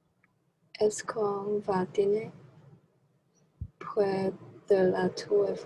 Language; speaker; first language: French; non-native, learner; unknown